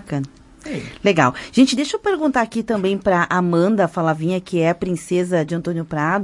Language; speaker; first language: Portuguese; native; Portuguese